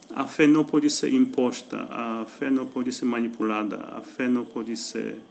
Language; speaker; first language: Portuguese; non-native, fluent; Polish